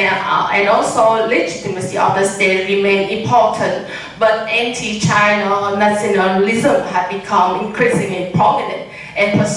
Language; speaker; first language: English; non-native, learner; Vietnamese